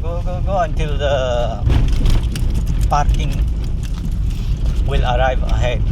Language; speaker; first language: English; non-native, learner; Nepali